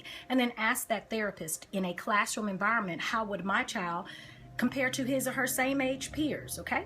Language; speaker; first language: English; native; English